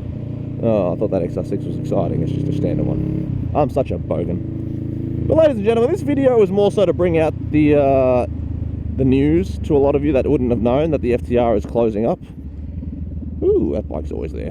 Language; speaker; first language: English; native; English